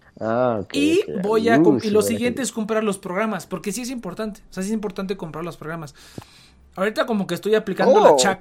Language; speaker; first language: Spanish; native; Spanish